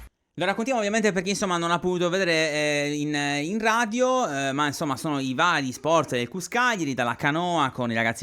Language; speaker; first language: Italian; native; Italian